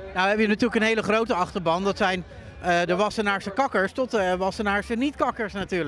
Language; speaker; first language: Dutch; native; Dutch